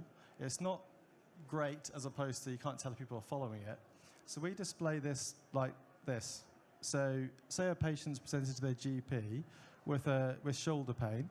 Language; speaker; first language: English; native; English